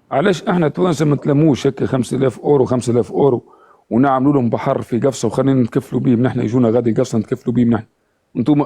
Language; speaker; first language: Arabic; native; Arabic